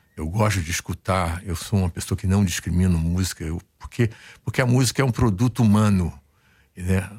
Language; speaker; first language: Portuguese; native; Portuguese